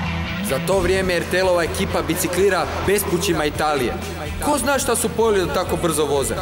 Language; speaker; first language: Serbian; native; Serbian